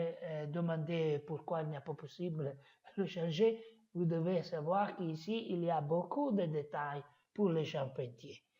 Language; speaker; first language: French; non-native, fluent; Italian